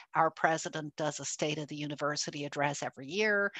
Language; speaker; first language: English; native; English